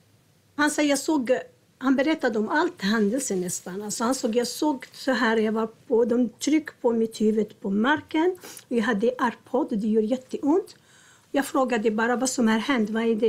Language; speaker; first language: Swedish; non-native, learner; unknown